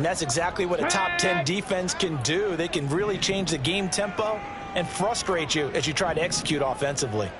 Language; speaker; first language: English; native; English